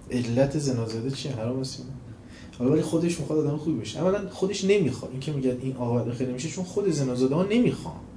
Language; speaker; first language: Persian; non-native, local second language; Azerbaijani